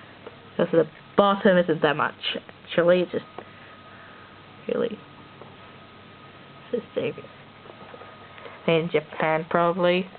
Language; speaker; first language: English; native; English